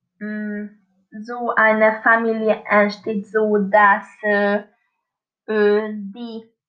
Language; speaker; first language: German; non-native, learner; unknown